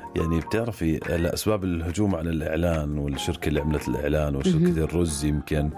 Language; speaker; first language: Arabic; native; Arabic